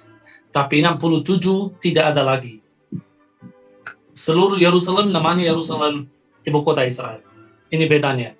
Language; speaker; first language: Indonesian; non-native, fluent; Arabic